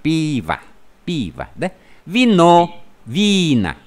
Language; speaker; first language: Russian; non-native, fluent; Vietnamese